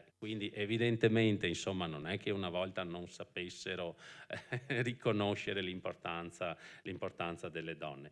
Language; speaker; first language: Italian; native; Italian